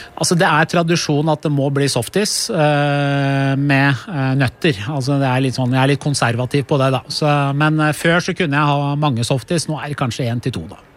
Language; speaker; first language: Norwegian; early bilingual, other home language; Persian